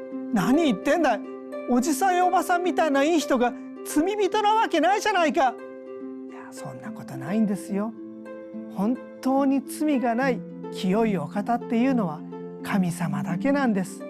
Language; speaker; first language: Japanese; native; Japanese